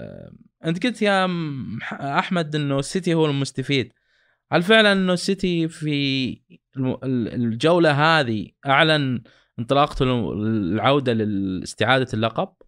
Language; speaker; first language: Arabic; native; Arabic